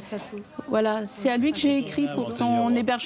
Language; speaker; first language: French; native; French